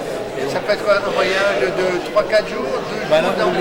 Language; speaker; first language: French; native; French